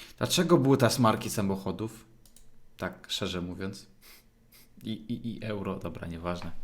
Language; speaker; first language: Polish; early bilingual, heritage; Polish